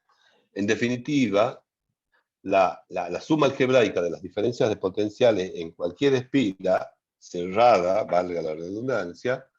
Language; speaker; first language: Spanish; native; Spanish